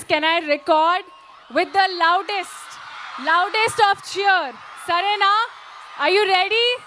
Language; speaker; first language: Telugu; non-native, local second language; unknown